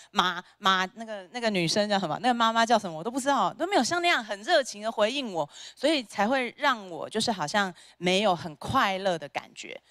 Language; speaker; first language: Chinese; native; Chinese